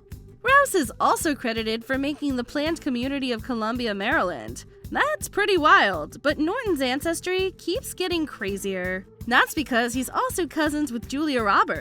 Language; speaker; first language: English; native; English